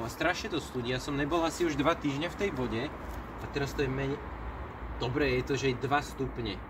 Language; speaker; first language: Slovak; native; Slovak